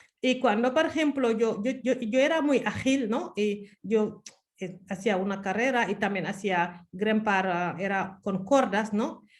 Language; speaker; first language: Spanish; non-native, fluent; Wolof